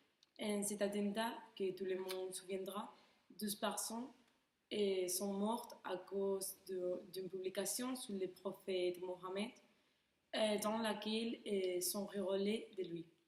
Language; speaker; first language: French; non-native, learner; Spanish